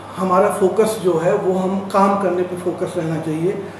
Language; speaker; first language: Hindi; non-native, local second language; Marathi